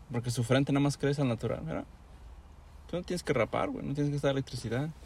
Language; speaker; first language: Spanish; early bilingual, heritage; Spanish